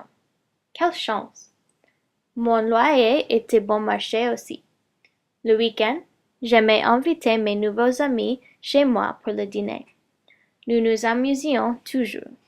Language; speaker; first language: French; non-native, learner; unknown